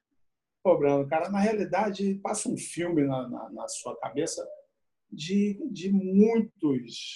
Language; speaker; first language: Portuguese; native; Portuguese